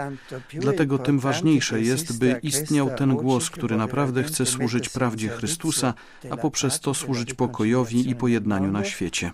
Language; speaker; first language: Polish; non-native, learner; German